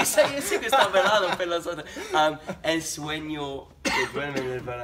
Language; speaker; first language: Spanish; non-native, learner; English